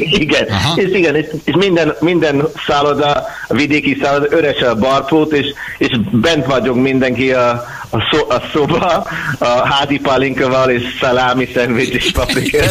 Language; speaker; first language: Hungarian; non-native, learner; English